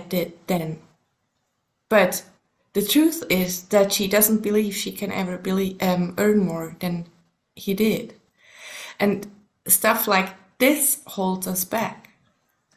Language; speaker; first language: English; non-native, fluent; German